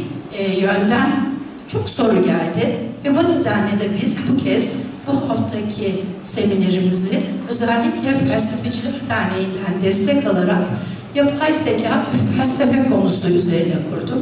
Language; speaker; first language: Turkish; native; Turkish